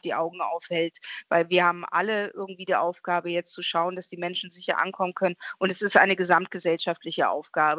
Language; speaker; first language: German; native; German